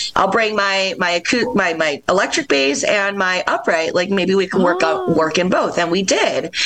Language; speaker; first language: English; native; English